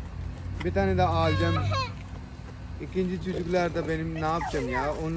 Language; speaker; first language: Turkish; non-native, learner; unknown